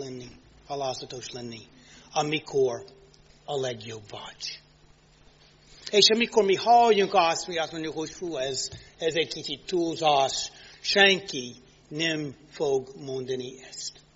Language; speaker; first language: Hungarian; non-native, fluent; English